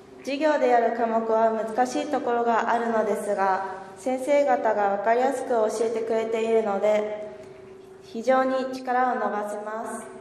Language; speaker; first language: Japanese; early bilingual, other home language; Chinese